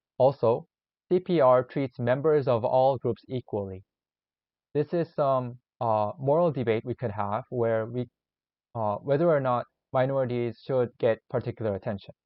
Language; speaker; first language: English; non-native, learner; Korean